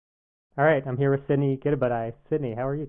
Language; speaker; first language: English; native; English